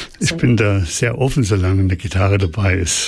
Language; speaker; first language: German; native; German